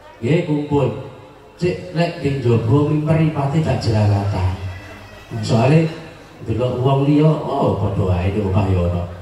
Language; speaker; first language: Javanese; native; Javanese